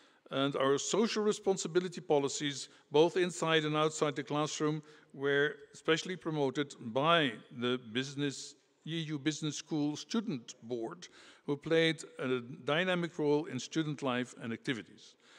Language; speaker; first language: English; non-native, fluent; Dutch